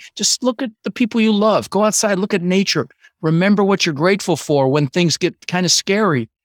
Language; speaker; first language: English; early bilingual, other home language; Dutch